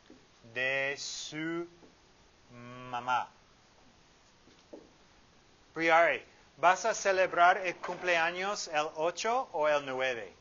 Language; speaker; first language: Spanish; non-native, fluent; English